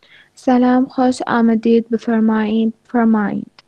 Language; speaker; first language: Persian; non-native, learner; Arabic